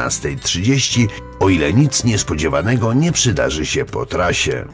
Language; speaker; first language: Polish; native; Polish